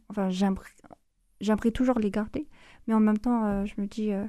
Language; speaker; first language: French; non-native, fluent; Amharic